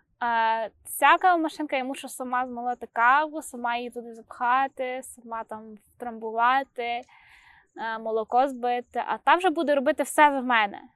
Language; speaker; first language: Ukrainian; native; Ukrainian